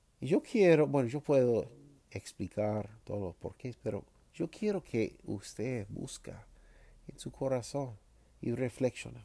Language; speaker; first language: Spanish; non-native, fluent; English